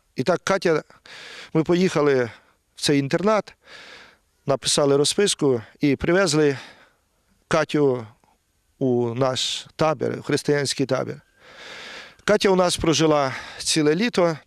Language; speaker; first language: Ukrainian; native; Ukrainian